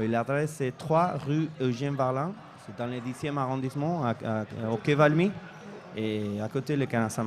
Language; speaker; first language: French; non-native, fluent; Spanish